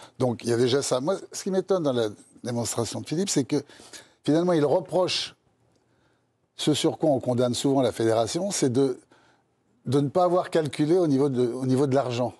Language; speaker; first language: French; native; French